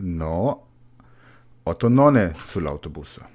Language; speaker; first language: Italian; non-native, learner; German